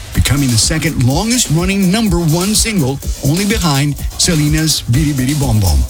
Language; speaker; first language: English; early bilingual, other home language; Spanish